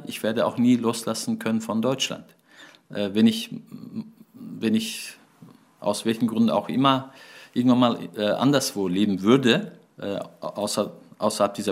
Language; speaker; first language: German; early bilingual, other home language; Turkish